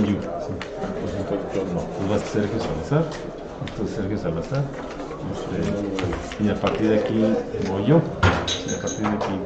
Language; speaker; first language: Spanish; native; Spanish